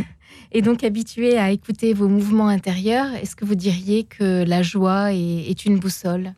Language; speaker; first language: French; native; French